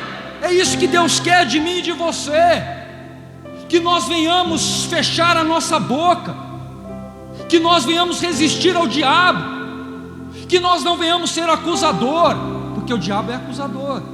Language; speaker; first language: Portuguese; native; Portuguese